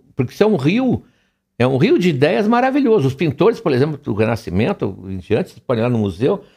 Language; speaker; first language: Portuguese; native; Portuguese